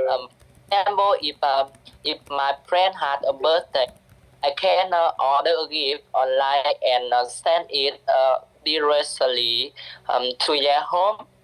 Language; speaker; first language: English; non-native, learner; Vietnamese